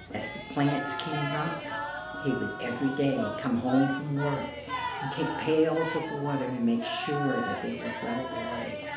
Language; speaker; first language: English; native; English